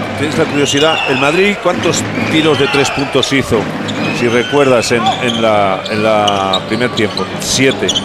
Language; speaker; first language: Spanish; native; Spanish